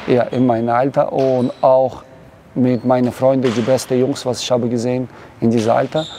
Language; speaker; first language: German; non-native, learner; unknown